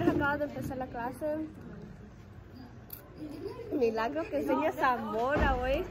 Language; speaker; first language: Spanish; early bilingual, other home language; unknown